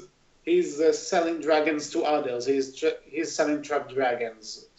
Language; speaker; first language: English; native; English